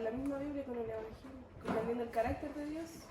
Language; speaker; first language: Spanish; native; Spanish